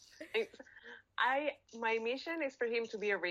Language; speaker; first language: English; non-native, fluent; Catalan